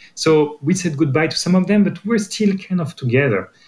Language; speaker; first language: English; non-native, fluent; French